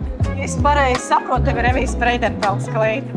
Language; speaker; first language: Latvian; native; Latvian